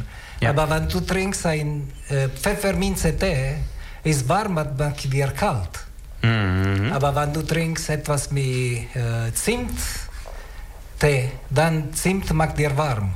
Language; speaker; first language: German; non-native, learner; Italian